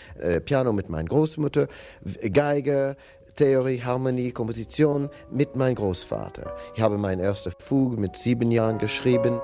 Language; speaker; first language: German; non-native, fluent; English